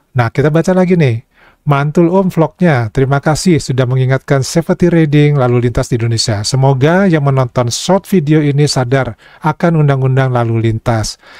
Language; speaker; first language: Indonesian; native; Indonesian